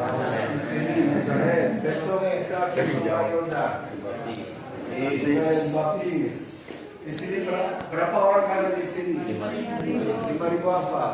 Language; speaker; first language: Indonesian; non-native, learner; Hebrew